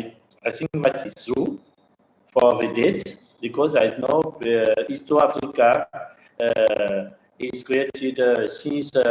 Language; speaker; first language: English; non-native, learner; French